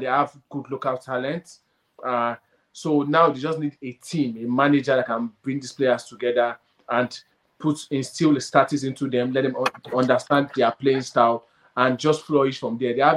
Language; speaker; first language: English; non-native, local second language; Yoruba